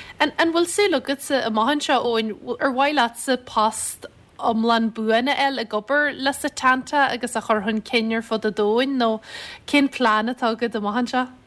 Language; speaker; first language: Irish; native; Irish